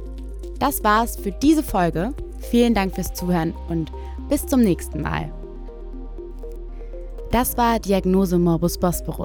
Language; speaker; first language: German; native; German